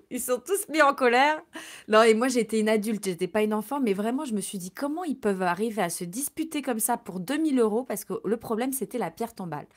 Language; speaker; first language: French; native; French